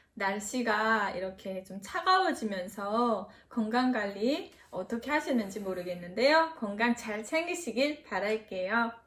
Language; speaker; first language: Korean; native; Korean